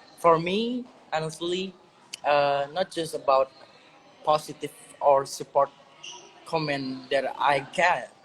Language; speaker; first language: English; non-native, learner; Indonesian